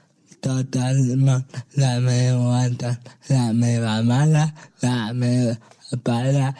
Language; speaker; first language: Catalan; non-native, local second language; Spanish